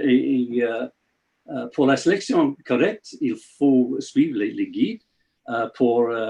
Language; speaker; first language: French; non-native, learner; English